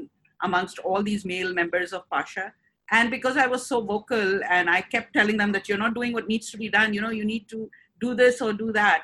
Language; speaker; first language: English; non-native, local second language; Urdu